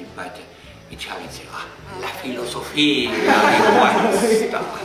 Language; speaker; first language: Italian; non-native, learner; German